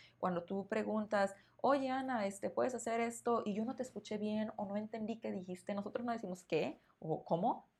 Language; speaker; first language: Spanish; native; Spanish